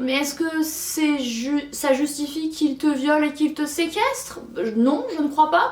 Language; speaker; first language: French; native; French